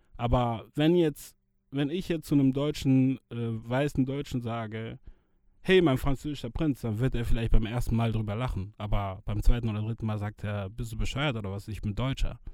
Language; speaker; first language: German; early bilingual, other home language; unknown